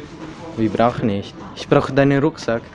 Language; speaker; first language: German; non-native, learner; Italian